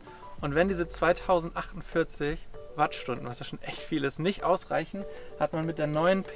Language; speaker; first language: German; native; German